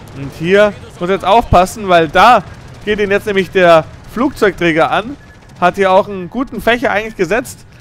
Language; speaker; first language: German; native; German